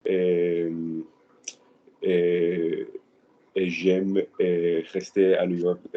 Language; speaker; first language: French; non-native, learner; Spanish